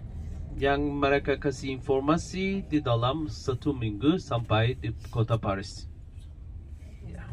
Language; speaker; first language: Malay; non-native, learner; Turkish